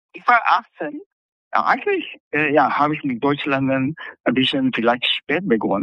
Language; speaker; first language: German; non-native, fluent; Spanish